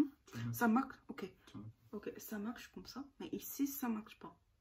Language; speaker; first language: French; non-native, learner; Korean